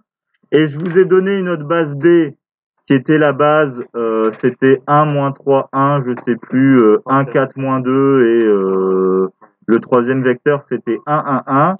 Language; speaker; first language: French; native; French